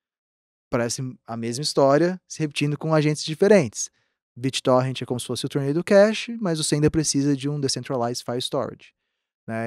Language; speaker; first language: Portuguese; native; Portuguese